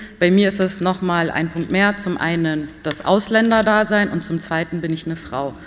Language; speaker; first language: German; early bilingual, other home language; Persian